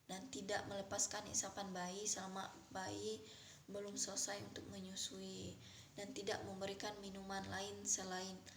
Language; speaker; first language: Indonesian; native; Indonesian